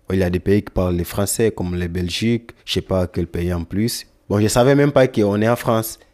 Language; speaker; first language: French; non-native, learner; Lingala